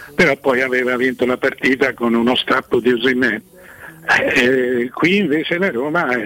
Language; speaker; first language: Italian; native; Italian